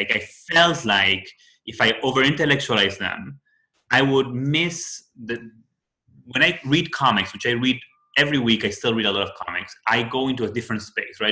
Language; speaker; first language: English; non-native, fluent; Spanish